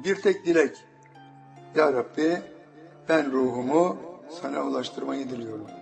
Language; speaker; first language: Turkish; native; Turkish